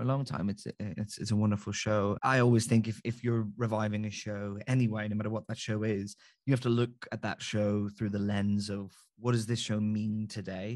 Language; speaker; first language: English; native; English